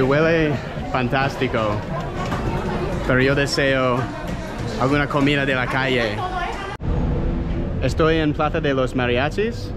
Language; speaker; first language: Spanish; non-native, fluent; English